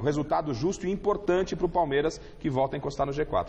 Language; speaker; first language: Portuguese; native; Portuguese